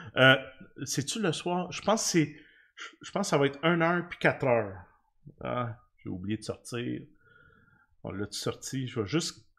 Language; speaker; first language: French; native; French